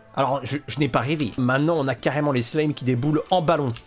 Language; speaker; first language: French; native; French